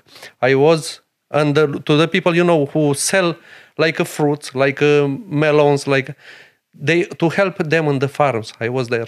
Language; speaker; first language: English; non-native, learner; Romanian